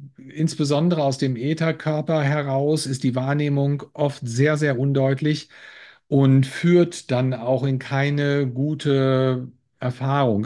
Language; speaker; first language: German; native; German